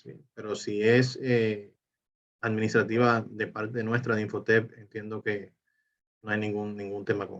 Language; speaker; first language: Spanish; native; Spanish